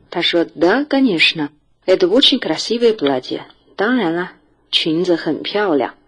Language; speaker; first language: Russian; non-native, fluent; Chinese